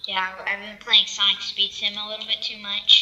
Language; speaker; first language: English; native; English